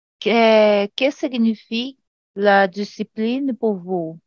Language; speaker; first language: French; non-native, learner; Portuguese